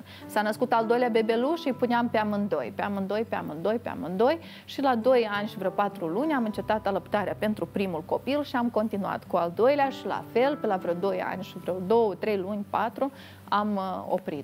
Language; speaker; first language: Romanian; native; Romanian